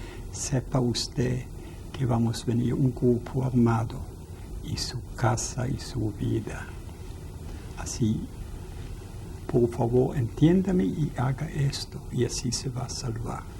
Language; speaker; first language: Spanish; non-native, fluent; Yiddish